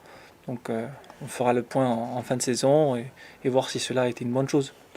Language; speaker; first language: French; native; French